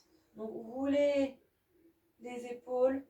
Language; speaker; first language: French; native; French